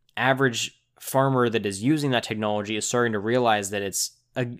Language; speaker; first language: English; native; English